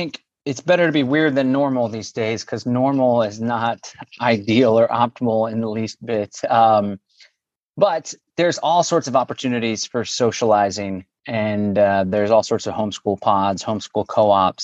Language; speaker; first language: English; native; English